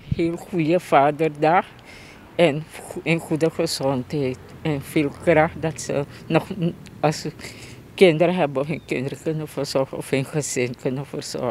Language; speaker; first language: Dutch; non-native, local second language; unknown